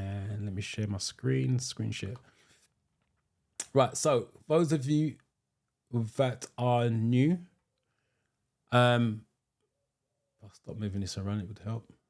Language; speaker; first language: English; native; English